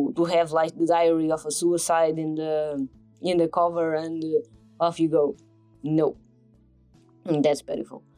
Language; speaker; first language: English; non-native, fluent; Portuguese